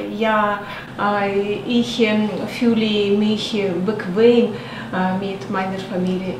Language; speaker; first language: German; non-native, learner; Russian